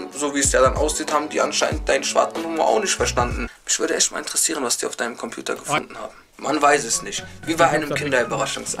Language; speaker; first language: German; native; German